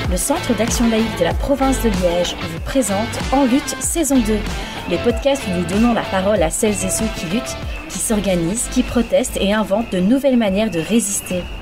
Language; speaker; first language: French; native; French